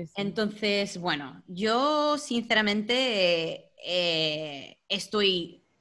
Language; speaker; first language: Spanish; non-native, fluent; English